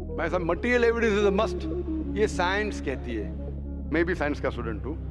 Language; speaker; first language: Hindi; non-native, local second language; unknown